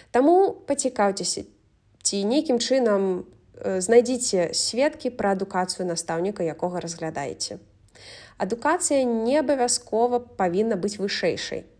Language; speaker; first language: Belarusian; native; Belarusian